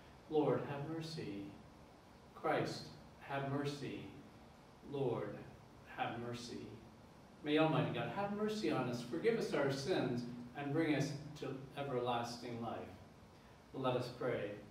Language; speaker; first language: English; native; English